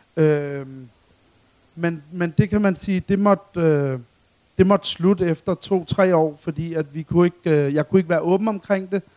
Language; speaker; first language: Danish; early bilingual, other home language; Arabic